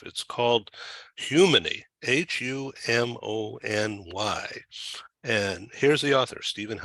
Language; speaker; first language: English; native; English